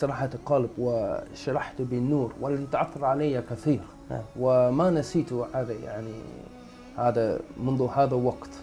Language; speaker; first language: Arabic; non-native, learner; Dutch